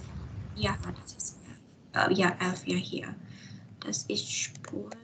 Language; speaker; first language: German; non-native, fluent; Indonesian